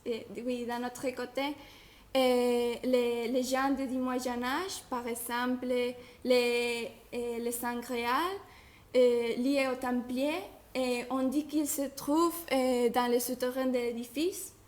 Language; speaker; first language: French; non-native, learner; Spanish